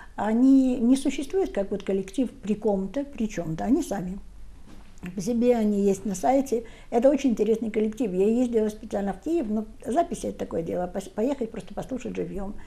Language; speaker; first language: Russian; native; Russian